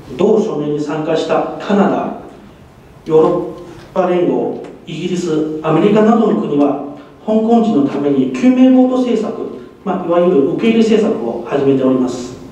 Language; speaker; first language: Japanese; non-native, fluent; Cantonese